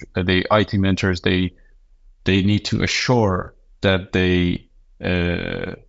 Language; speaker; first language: English; non-native, fluent; Persian